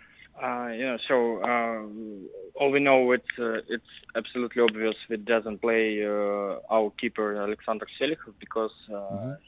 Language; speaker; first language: English; non-native, learner; Russian